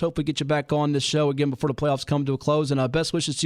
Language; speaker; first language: English; native; English